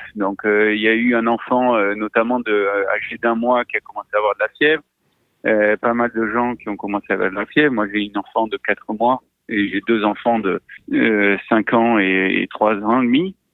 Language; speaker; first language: French; native; French